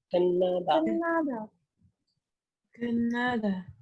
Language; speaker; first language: Korean; non-native, learner; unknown